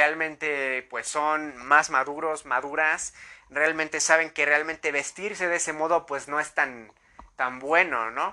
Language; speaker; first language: Spanish; native; Spanish